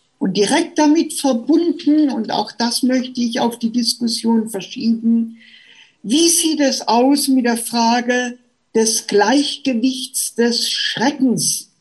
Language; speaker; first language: German; native; German